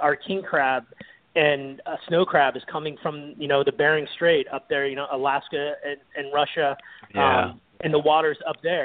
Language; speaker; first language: English; native; English